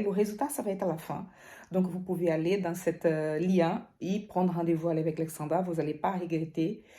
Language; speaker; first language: French; non-native, fluent; Portuguese